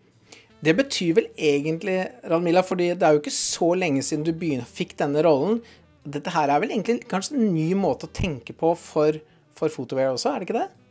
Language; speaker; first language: Norwegian; native; Norwegian